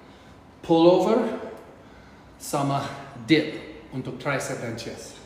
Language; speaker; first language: Indonesian; non-native, fluent; English